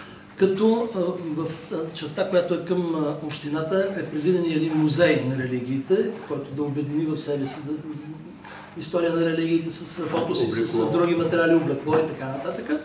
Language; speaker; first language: Bulgarian; native; Bulgarian